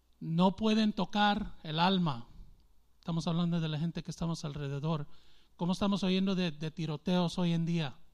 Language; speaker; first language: Spanish; early bilingual, heritage; English